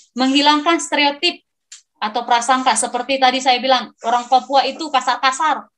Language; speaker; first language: Indonesian; non-native, local second language; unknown